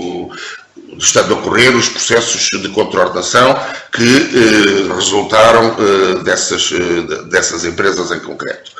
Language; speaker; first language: Portuguese; native; Portuguese